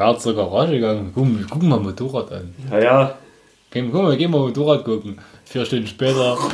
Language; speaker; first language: German; native; German